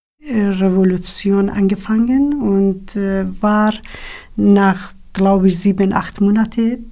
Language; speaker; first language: German; non-native, learner; Kurdish